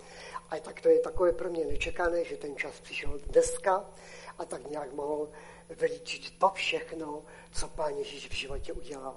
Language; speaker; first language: Czech; non-native, local second language; Polish